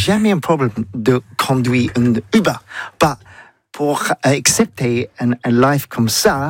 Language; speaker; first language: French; non-native, learner; English